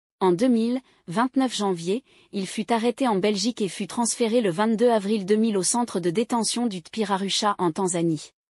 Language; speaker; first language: French; non-native, local second language; Kinyarwanda